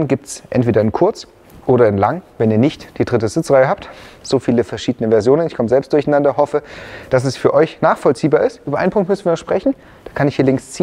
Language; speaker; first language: German; native; German